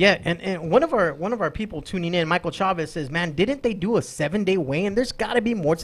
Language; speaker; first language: English; native; English